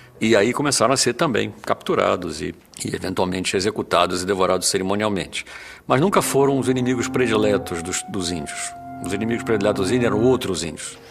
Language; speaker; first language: Portuguese; native; Portuguese